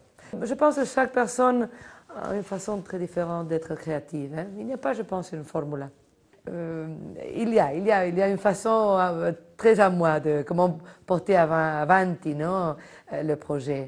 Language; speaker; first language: French; non-native, fluent; Spanish